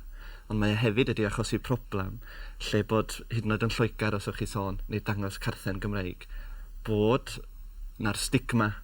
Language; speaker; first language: Welsh; native; Welsh